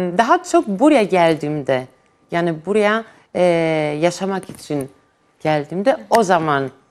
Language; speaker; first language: Turkish; non-native, fluent; Greek